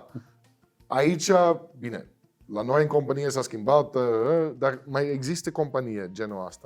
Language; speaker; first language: Romanian; non-native, fluent; Dutch